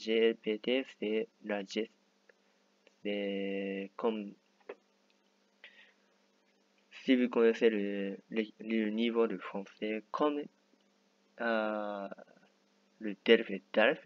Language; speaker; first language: French; non-native, fluent; Japanese